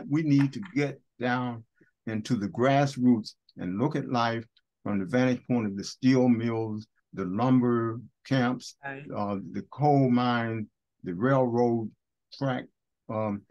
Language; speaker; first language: English; native; English